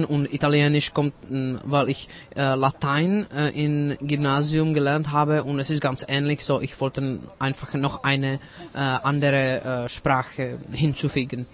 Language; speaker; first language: German; non-native, fluent; Czech